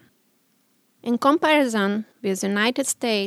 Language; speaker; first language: English; non-native, learner; Romanian